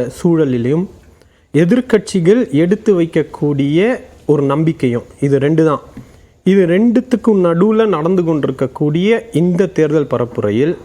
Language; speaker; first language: Tamil; native; Tamil